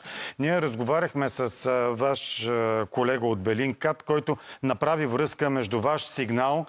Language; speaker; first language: Bulgarian; native; Bulgarian